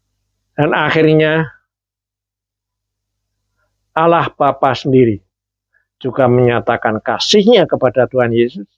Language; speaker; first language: Indonesian; native; Indonesian